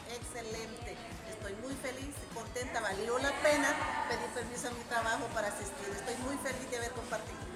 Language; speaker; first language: Spanish; native; Spanish